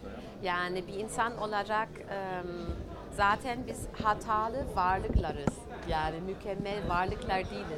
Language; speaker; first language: Turkish; early bilingual, heritage; German